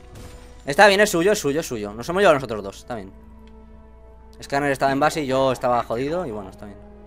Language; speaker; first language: Spanish; native; Spanish